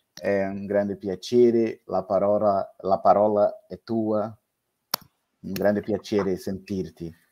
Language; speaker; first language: Italian; non-native, fluent; Portuguese